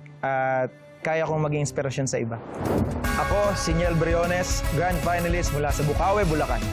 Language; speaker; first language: Filipino; native; Filipino